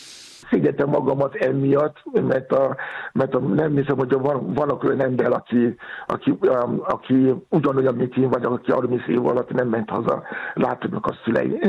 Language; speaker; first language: Hungarian; non-native, learner; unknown